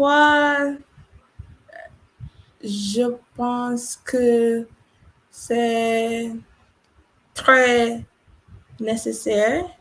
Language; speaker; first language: French; non-native, learner; English